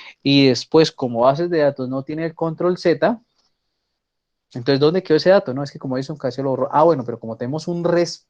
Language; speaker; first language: Spanish; native; Spanish